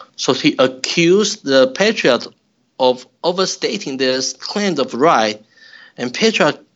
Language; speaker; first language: English; non-native, fluent; Chinese